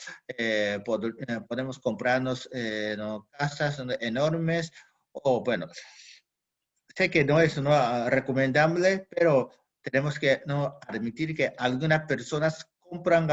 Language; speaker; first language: Spanish; non-native, fluent; Japanese